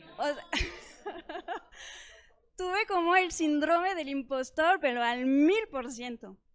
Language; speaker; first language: Spanish; non-native, fluent; French